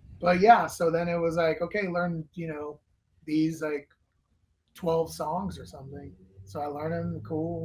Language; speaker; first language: English; native; English